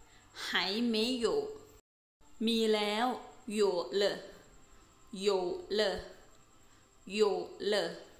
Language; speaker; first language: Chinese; non-native, fluent; Thai